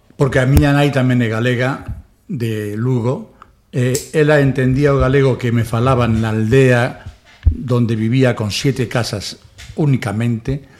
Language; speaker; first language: Galician; non-native, local second language; Spanish